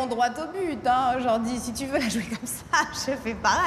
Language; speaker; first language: French; native; French